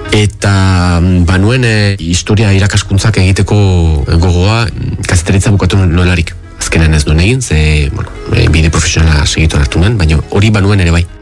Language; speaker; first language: Basque; native; Basque